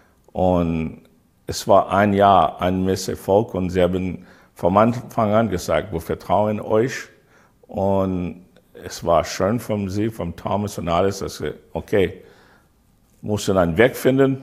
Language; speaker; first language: German; non-native, learner; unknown